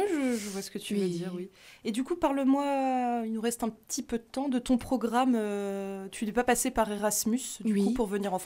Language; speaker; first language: French; native; French